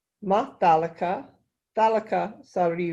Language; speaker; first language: Arabic; non-native, learner; English